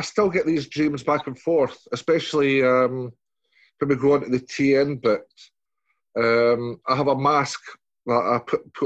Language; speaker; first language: English; native; English